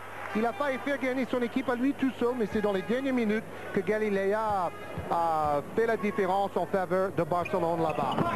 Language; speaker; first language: French; native; French